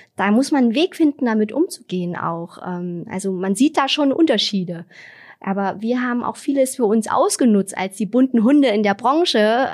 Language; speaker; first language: German; non-native, fluent; Vietnamese